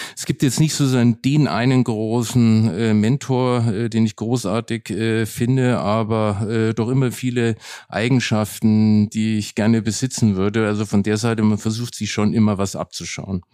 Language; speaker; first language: German; native; German